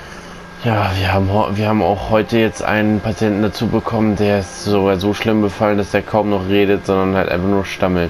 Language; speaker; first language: German; native; German